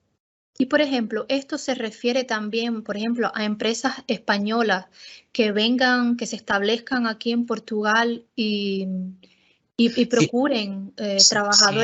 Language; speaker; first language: Spanish; non-native, fluent; Portuguese